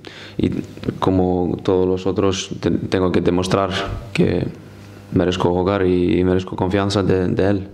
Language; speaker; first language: Spanish; non-native, fluent; Icelandic